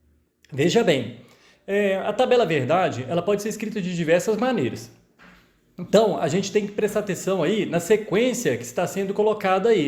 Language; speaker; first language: Portuguese; native; Portuguese